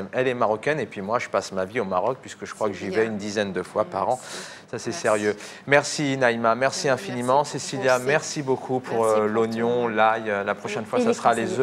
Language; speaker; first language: French; native; French